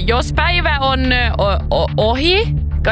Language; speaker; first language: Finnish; non-native, local second language; Swedish